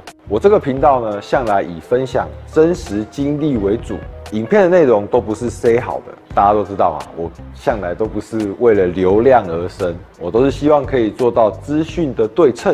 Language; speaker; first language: Chinese; native; Chinese